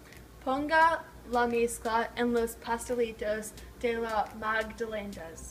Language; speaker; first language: Spanish; non-native, learner; English